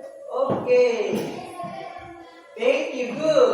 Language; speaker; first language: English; non-native, learner; Indonesian